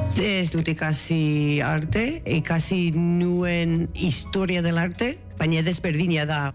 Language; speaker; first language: Basque; non-native, local second language; Spanish